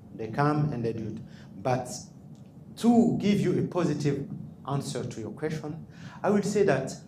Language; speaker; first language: English; non-native, fluent; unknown